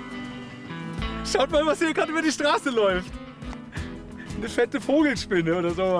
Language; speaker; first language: German; native; German